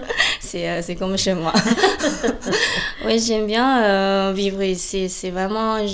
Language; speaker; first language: French; non-native, fluent; Chinese